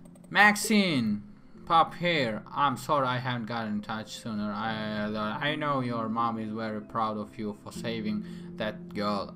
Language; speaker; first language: English; non-native, learner; Turkish